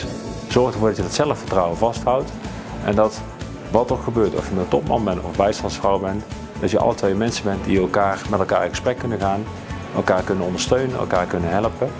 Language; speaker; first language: Dutch; native; Dutch